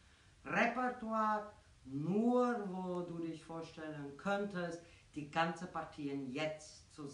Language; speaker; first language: German; non-native, fluent; Afrikaans